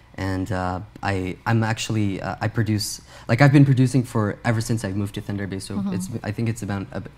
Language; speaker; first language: English; native; English